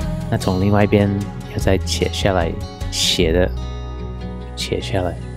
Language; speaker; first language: Chinese; non-native, fluent; English